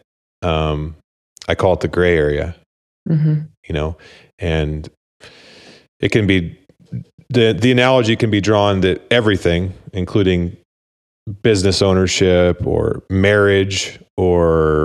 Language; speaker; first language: English; native; English